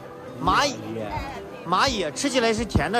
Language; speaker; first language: Chinese; native; Chinese